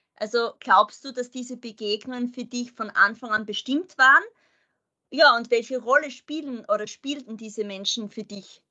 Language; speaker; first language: German; non-native, fluent; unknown